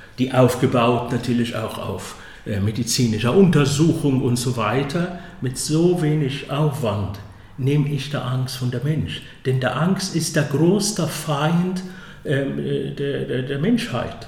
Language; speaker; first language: German; non-native, fluent; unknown